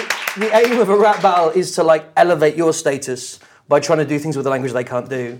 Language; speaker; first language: English; native; English